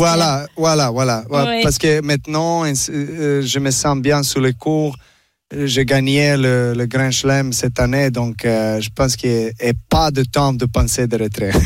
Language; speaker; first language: French; non-native, learner; Serbian